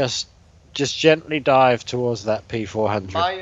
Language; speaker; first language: English; native; English